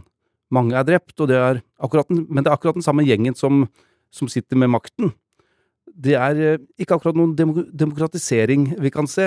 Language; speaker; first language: Norwegian; native; Norwegian